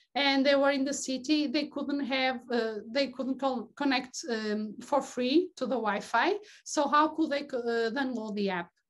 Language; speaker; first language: English; non-native, fluent; Portuguese